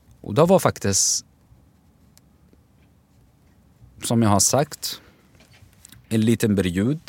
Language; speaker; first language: Swedish; non-native, fluent; Arabic